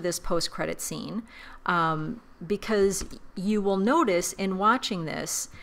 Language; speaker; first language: English; native; English